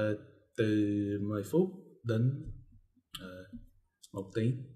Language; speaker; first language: Vietnamese; non-native, learner; English